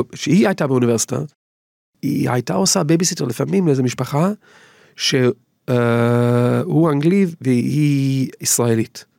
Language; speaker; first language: Hebrew; non-native, fluent; English